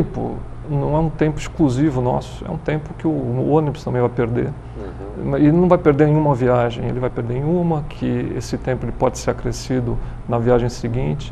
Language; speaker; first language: Portuguese; native; Portuguese